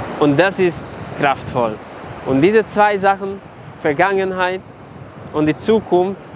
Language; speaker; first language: German; non-native, fluent; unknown